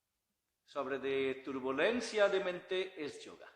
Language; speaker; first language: Spanish; non-native, learner; Bangla